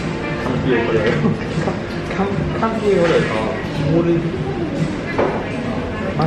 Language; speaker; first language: Korean; non-native, learner; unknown